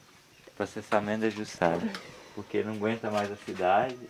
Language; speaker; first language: Portuguese; native; Portuguese